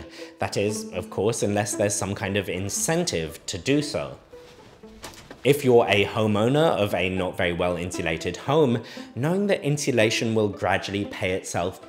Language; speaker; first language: English; native; English